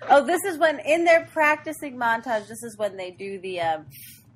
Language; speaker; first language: English; native; English